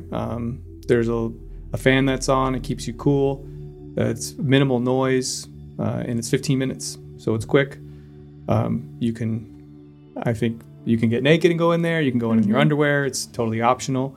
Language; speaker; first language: English; native; English